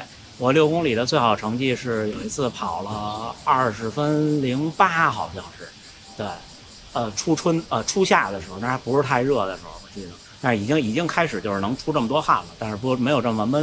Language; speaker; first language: Chinese; native; Chinese